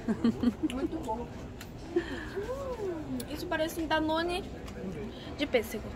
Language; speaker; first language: Portuguese; early bilingual, heritage; Portuguese